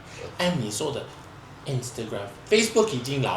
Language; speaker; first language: Chinese; non-native, fluent; English